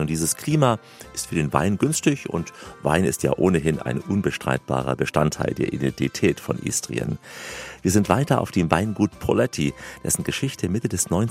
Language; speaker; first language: German; native; German